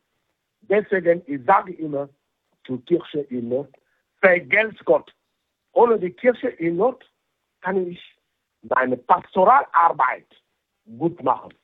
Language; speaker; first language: German; non-native, fluent; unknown